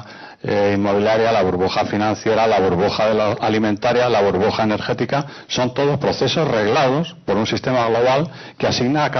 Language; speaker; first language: Spanish; native; Spanish